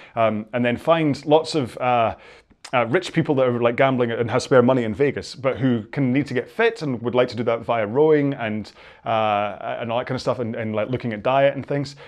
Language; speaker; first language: English; native; English